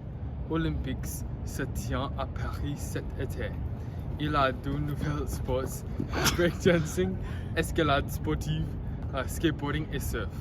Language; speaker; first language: French; non-native, learner; English